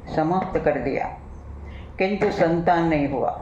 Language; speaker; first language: Hindi; non-native, local second language; Gujarati